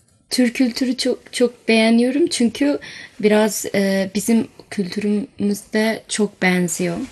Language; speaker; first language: Turkish; non-native, learner; Bosnian